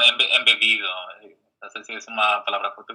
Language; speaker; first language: Portuguese; non-native, fluent; Spanish